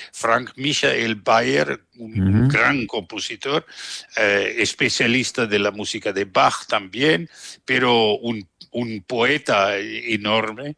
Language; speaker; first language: Spanish; non-native, fluent; German